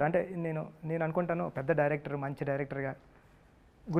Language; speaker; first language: Telugu; native; Telugu